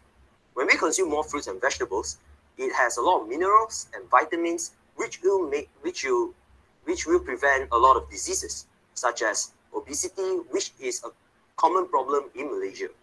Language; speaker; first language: English; non-native, fluent; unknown